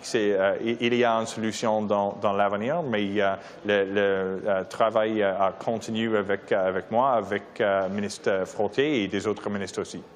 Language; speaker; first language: French; non-native, local second language; English